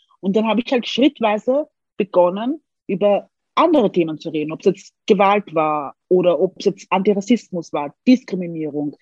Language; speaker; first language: German; early bilingual, other home language; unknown